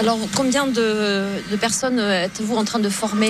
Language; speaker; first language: French; native; French